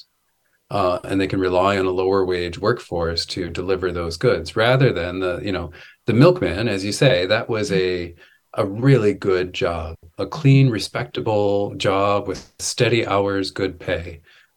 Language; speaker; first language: English; native; English